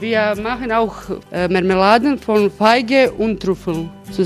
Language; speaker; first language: German; non-native, learner; Croatian